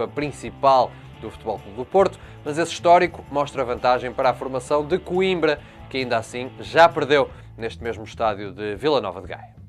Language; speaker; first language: Portuguese; native; Portuguese